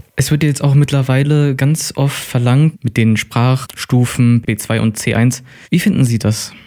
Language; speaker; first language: German; native; German